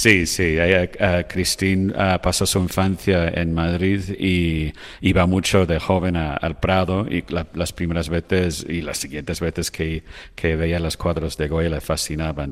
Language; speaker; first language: Spanish; non-native, fluent; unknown